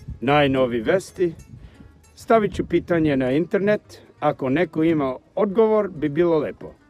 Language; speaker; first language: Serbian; non-native, learner; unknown